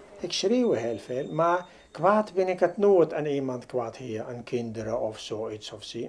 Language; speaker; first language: Dutch; non-native, learner; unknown